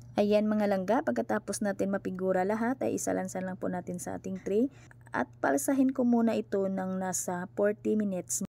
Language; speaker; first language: Filipino; non-native, local second language; Cebuano